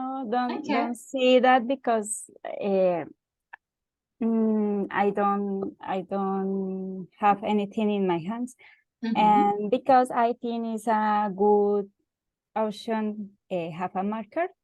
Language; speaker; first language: English; non-native, learner; Spanish